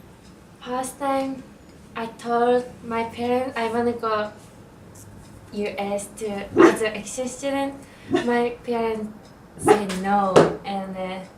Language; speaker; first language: English; non-native, learner; Japanese